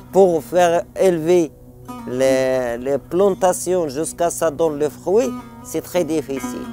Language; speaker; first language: French; non-native, learner; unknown